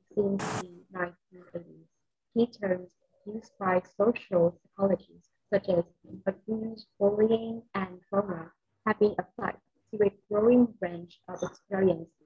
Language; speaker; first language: English; non-native, fluent; Vietnamese